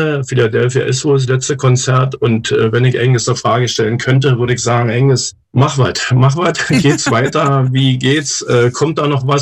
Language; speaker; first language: German; native; German